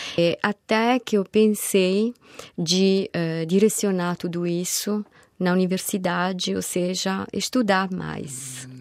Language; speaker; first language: Portuguese; non-native, fluent; Italian